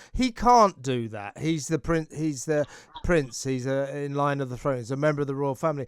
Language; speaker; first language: English; native; English